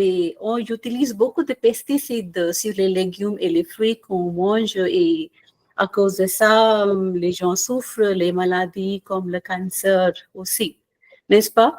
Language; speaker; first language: French; non-native, fluent; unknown